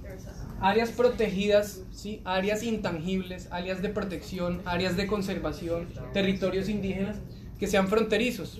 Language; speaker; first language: Spanish; native; Spanish